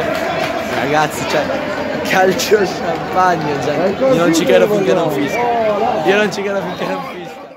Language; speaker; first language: Italian; native; Italian